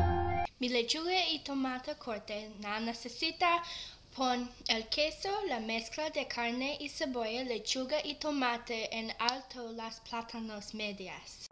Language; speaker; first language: Spanish; non-native, learner; English